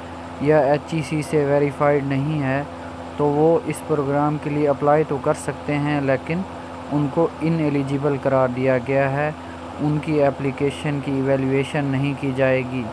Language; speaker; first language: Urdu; non-native, local second language; Punjabi